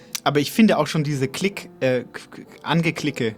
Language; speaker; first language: German; native; German